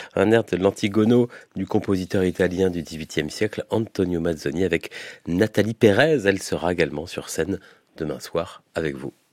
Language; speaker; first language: French; native; French